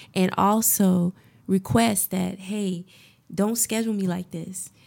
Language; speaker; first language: English; native; English